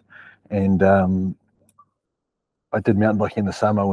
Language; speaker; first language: English; native; English